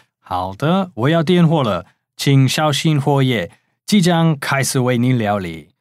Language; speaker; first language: Chinese; non-native, fluent; English